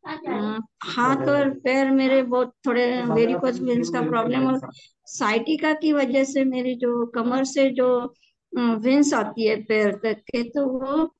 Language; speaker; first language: Hindi; native; Hindi